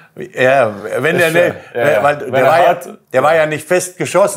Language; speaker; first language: German; native; German